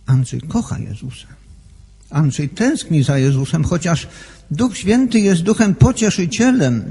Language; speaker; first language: Polish; native; Polish